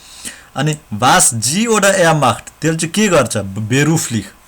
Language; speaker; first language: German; non-native, learner; Nepali